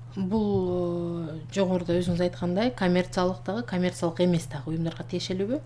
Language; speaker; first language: Kyrgyz; native; Kyrgyz